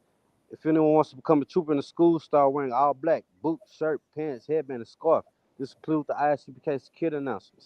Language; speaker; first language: English; native; English